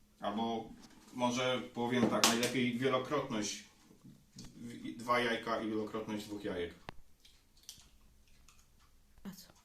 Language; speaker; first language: Polish; native; Polish